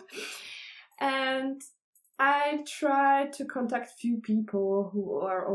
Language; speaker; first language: English; non-native, fluent; Czech